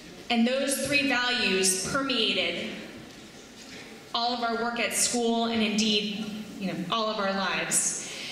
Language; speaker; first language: English; native; English